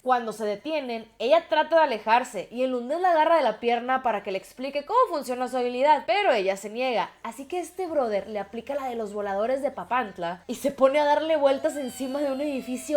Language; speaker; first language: Spanish; native; Spanish